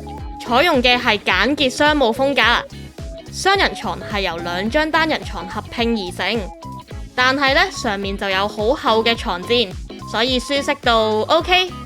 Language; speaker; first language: Cantonese; native; Cantonese